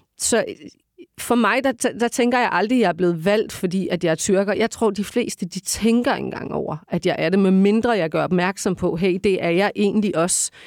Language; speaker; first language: Danish; early bilingual, other home language; Turkish